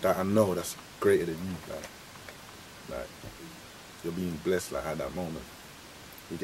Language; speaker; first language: English; native; English